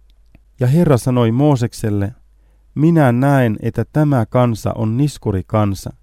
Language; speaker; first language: Finnish; native; Finnish